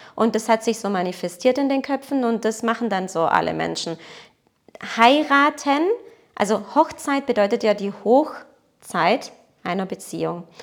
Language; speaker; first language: German; early bilingual, other home language; Portuguese